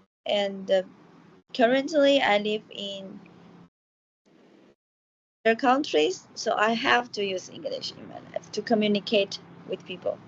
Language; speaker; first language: English; non-native, learner; Chinese